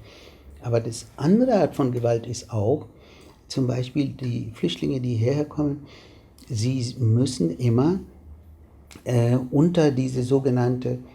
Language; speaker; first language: German; non-native, fluent; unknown